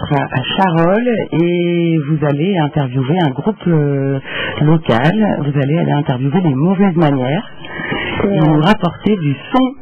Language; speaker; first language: French; native; French